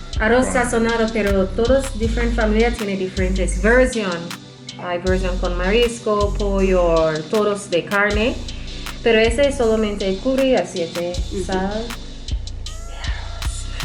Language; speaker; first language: Spanish; non-native, learner; English